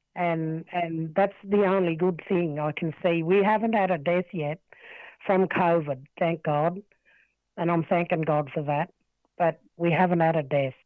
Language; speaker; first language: English; native; English